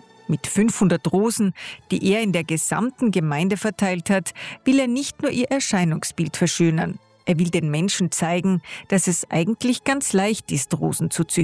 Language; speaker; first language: German; native; German